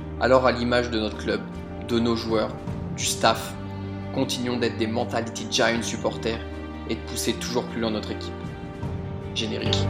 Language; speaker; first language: French; native; French